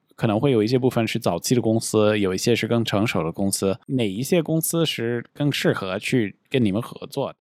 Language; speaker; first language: Chinese; non-native, fluent; English